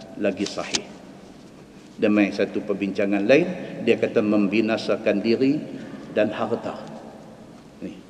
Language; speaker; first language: Malay; native; Malay